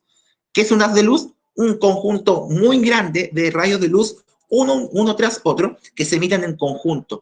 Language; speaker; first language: Spanish; native; Spanish